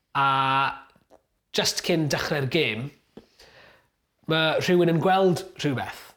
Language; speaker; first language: Welsh; native; Welsh